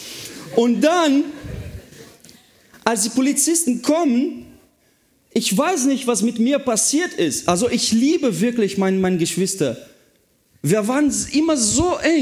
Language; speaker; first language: German; non-native, fluent; Portuguese